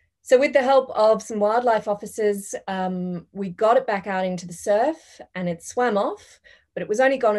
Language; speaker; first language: English; native; English